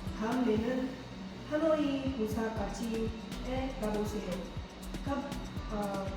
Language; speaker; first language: Korean; non-native, learner; Vietnamese